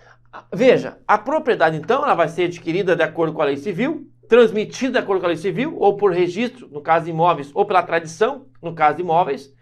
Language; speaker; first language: Portuguese; native; Portuguese